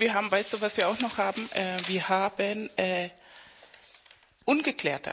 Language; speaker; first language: German; non-native, fluent; Spanish